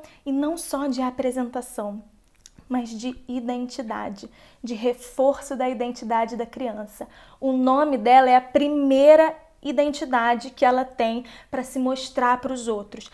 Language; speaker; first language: Portuguese; native; Portuguese